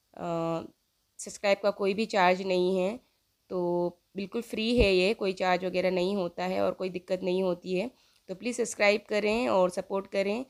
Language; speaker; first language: Hindi; native; Hindi